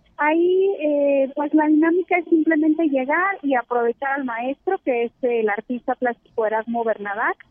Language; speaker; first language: Spanish; native; Spanish